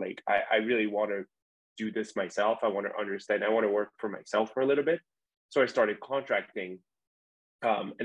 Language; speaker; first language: English; non-native, fluent; French